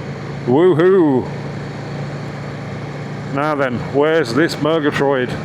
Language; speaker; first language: English; native; English